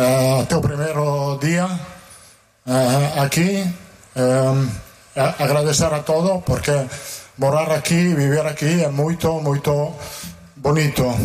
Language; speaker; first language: Portuguese; non-native, fluent; Italian